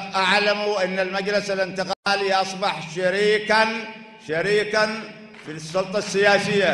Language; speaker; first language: Arabic; native; Arabic